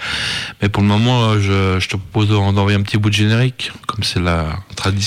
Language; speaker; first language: French; native; French